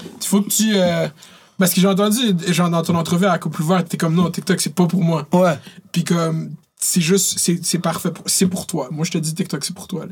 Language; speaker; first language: French; early bilingual, other home language; Arabic